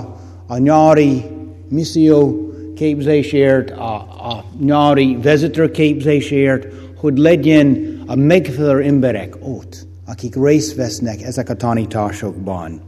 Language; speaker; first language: Hungarian; non-native, fluent; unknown